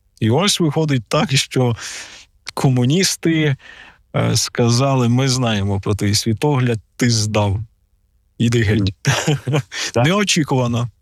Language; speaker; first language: Ukrainian; native; Ukrainian